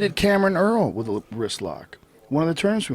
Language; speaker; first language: English; native; English